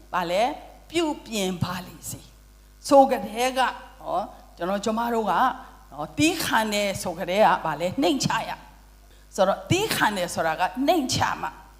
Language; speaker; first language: Burmese; non-native, local second language; Tedim Chin